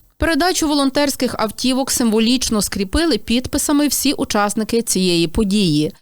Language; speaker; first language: Ukrainian; native; Ukrainian